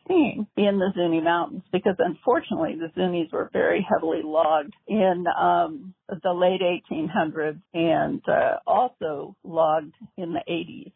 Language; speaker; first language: English; native; English